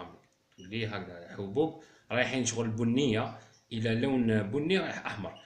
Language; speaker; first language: Arabic; native; Arabic